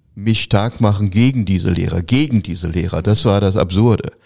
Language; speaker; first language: German; native; German